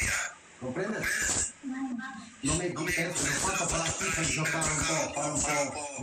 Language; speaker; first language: Italian; non-native, learner; Albanian